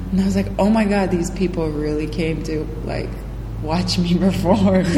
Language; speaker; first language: English; early bilingual, heritage; English